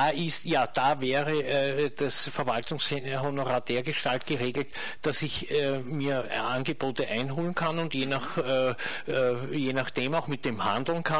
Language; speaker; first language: German; native; German